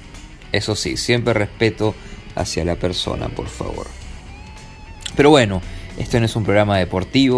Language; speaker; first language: Spanish; native; Spanish